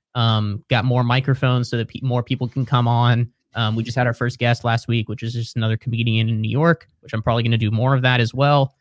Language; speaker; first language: English; native; English